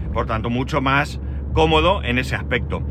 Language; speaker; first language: Spanish; native; Spanish